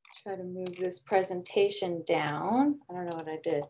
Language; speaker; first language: English; native; English